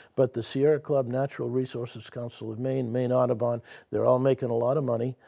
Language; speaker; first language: English; native; English